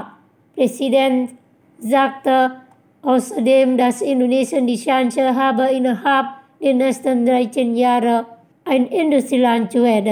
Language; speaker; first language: German; non-native, fluent; Indonesian